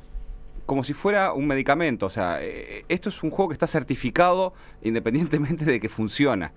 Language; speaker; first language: Spanish; native; Spanish